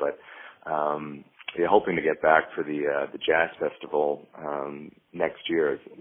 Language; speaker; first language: English; native; English